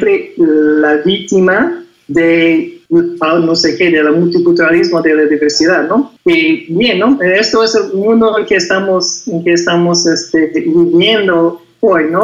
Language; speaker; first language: Spanish; non-native, fluent; English